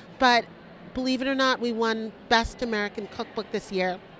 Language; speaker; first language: English; early bilingual, other home language; Spanish